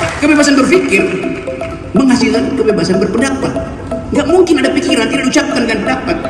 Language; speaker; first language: Indonesian; native; Indonesian